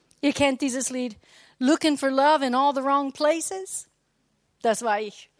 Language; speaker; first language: German; non-native, learner; English